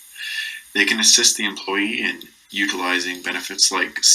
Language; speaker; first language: English; native; English